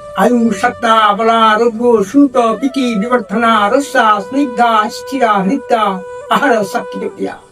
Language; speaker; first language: Hindi; non-native, local second language; Bangla